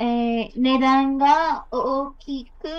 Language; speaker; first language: Japanese; non-native, learner; Burmese